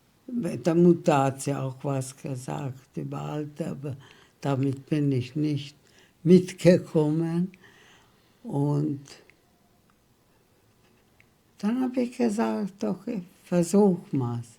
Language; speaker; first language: German; early bilingual, heritage; German